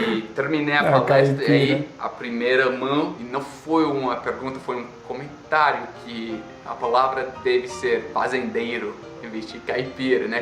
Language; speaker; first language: Portuguese; non-native, fluent; English